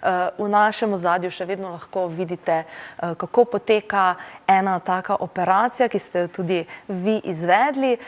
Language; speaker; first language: Slovenian; native; Slovenian